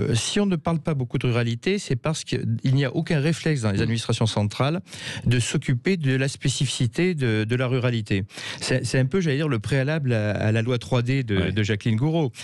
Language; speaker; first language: French; native; French